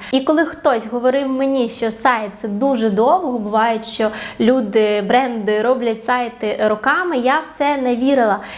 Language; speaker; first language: Ukrainian; non-native, local second language; Russian